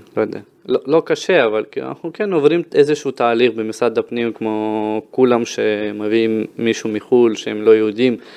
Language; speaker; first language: Hebrew; early bilingual, other home language; Russian